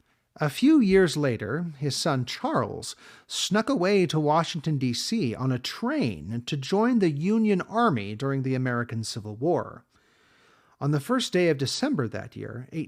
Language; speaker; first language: English; native; English